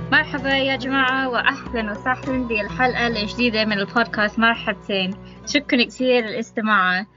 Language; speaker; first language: Arabic; non-native, learner; English